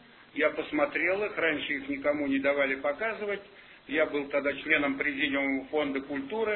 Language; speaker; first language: Russian; native; Russian